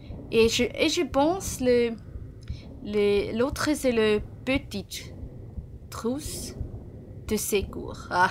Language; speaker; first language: French; non-native, learner; Swiss German